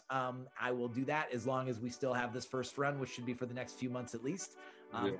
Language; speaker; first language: English; native; English